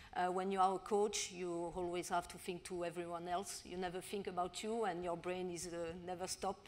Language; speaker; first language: English; non-native, learner; French